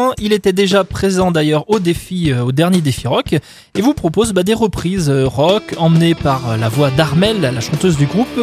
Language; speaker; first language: French; native; French